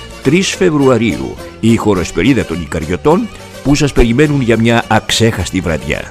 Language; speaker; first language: Greek; native; Greek